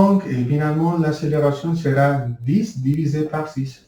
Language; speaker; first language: French; non-native, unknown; Spanish